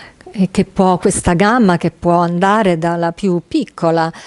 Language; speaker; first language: Italian; native; Italian